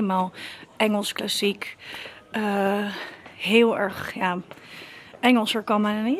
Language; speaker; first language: Dutch; native; Dutch